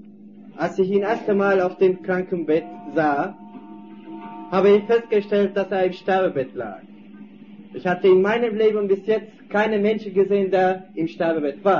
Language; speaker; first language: German; non-native, fluent; Turkish